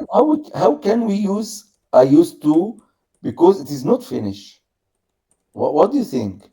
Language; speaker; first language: English; non-native, learner; Arabic